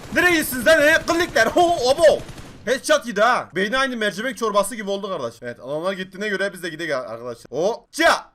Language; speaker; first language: Turkish; native; Turkish